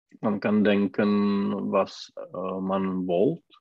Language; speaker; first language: German; non-native, learner; Czech